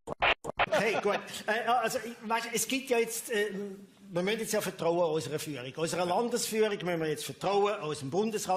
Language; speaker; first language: German; native; German